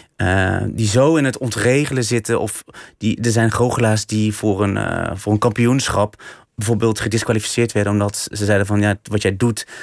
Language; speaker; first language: Dutch; native; Dutch